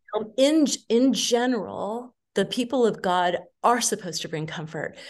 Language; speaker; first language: English; native; English